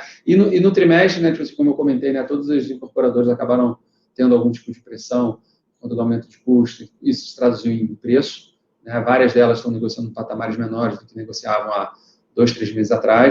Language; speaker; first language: Portuguese; native; Portuguese